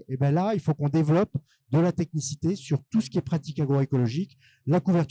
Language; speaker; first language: French; native; French